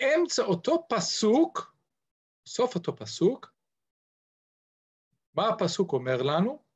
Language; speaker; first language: Hebrew; non-native, fluent; English